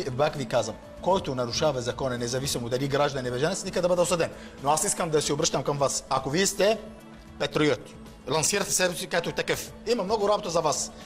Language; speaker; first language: Bulgarian; non-native, fluent; Arabic